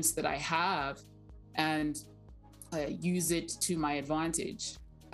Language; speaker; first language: English; non-native, local second language; Shona